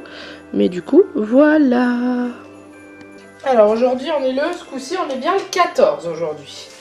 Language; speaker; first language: French; native; French